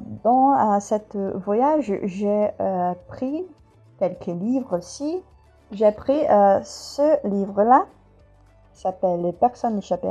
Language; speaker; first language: French; non-native, fluent; Portuguese